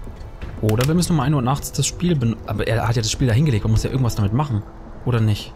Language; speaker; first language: German; native; German